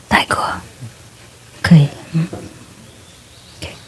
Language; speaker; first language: Chinese; non-native, fluent; Vietnamese